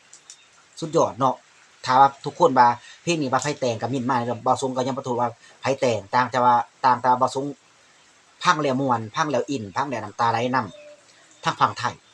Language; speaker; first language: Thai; non-native, local second language; Lao